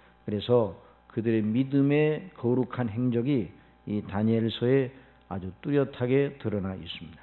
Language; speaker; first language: Korean; native; Korean